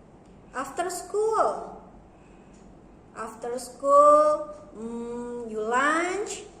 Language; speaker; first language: English; non-native, learner; Indonesian